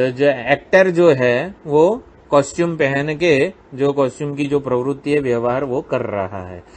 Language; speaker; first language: Hindi; non-native, local second language; Gujarati